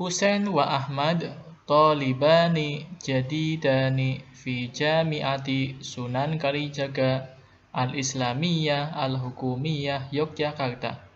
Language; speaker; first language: Arabic; non-native, fluent; Indonesian